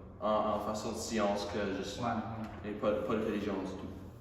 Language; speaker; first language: French; non-native, local second language; English